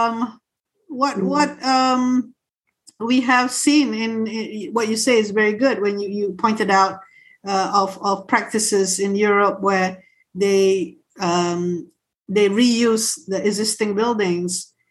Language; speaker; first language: English; non-native, local second language; Malay